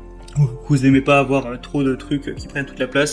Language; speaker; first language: French; native; French